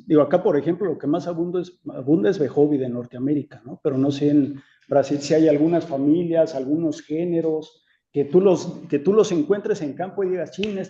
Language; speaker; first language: Spanish; native; Spanish